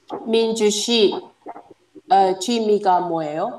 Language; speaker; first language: Korean; non-native, learner; Indonesian